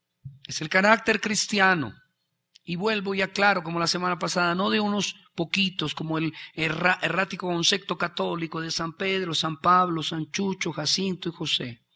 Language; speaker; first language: Spanish; native; Spanish